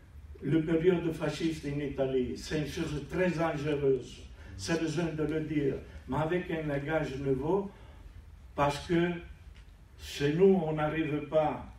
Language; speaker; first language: French; non-native, learner; Italian